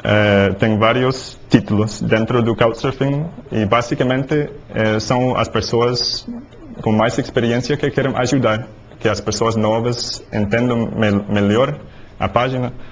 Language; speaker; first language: Portuguese; non-native, learner; English